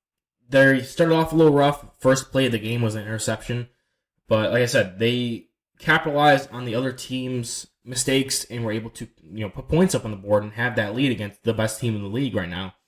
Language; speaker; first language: English; native; English